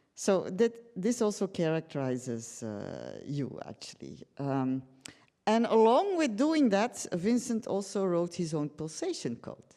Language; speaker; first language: English; non-native, fluent; Dutch